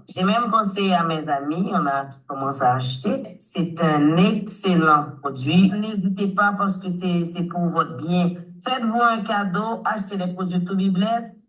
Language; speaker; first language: French; non-native, local second language; Haitian Creole